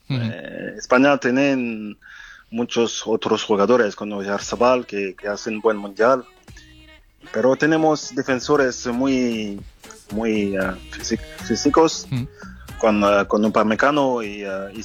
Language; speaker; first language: Spanish; non-native, fluent; French